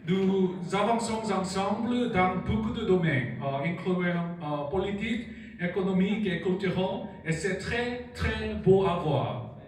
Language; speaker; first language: French; non-native, learner; Korean